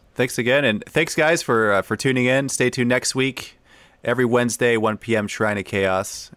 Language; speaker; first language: English; native; English